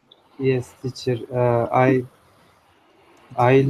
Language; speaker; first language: English; non-native, learner; Turkish